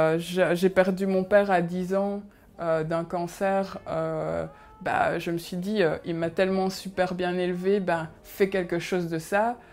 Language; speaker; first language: French; early bilingual, other home language; Kinyarwanda